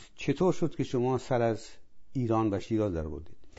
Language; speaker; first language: Persian; native; Persian